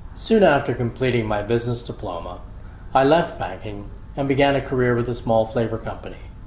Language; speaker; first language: English; native; English